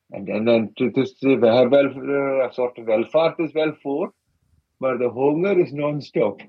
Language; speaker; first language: Dutch; non-native, fluent; Malayalam